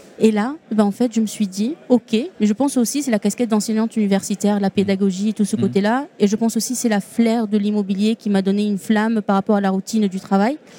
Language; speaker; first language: French; non-native, local second language; Arabic